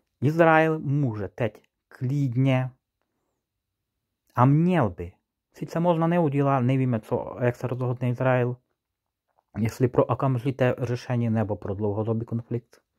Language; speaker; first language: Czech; non-native, fluent; Ukrainian